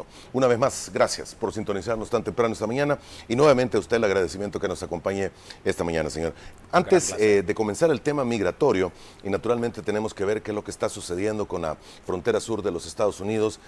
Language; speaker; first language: Spanish; native; Spanish